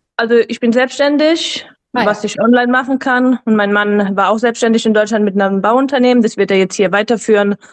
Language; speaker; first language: German; native; German